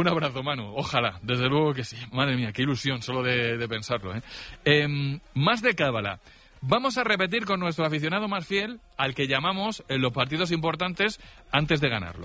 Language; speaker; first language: Spanish; native; Spanish